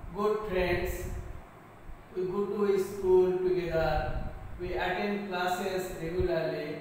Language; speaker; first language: English; non-native, local second language; Bangla